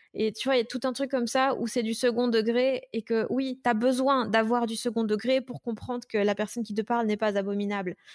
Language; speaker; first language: French; native; French